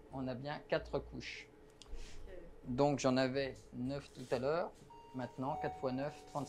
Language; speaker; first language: French; native; French